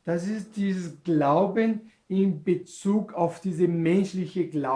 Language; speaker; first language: German; non-native, learner; Portuguese